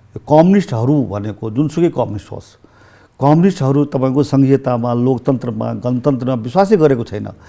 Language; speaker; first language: Nepali; non-native, local second language; Maithili